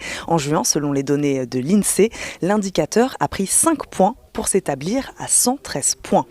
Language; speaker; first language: French; native; French